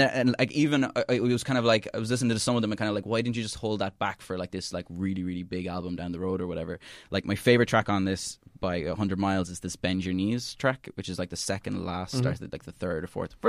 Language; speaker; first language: English; native; English